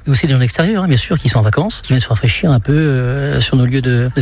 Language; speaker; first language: French; native; French